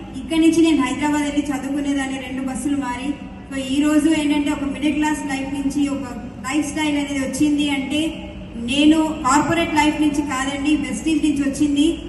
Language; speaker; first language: Telugu; native; Telugu